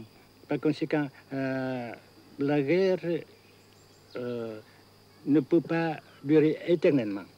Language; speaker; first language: French; non-native, local second language; Vietnamese